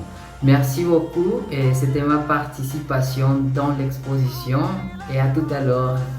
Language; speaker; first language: French; non-native, learner; Spanish